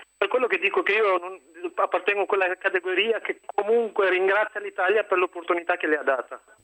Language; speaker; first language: Italian; non-native, fluent; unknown